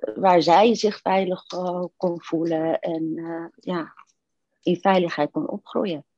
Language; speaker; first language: Dutch; non-native, fluent; Persian